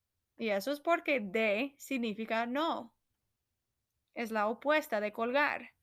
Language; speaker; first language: Spanish; non-native, fluent; English